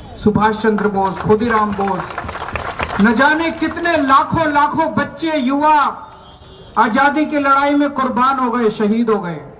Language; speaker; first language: Hindi; native; Hindi